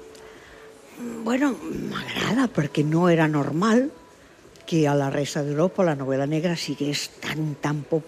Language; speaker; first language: Catalan; non-native, local second language; Spanish